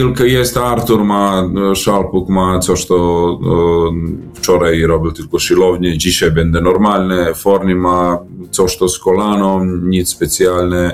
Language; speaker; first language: Polish; non-native, fluent; Serbian